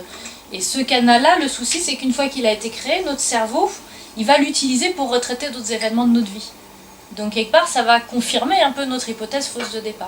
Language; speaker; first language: French; native; French